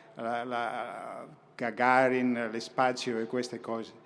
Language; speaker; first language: Italian; non-native, learner; Greek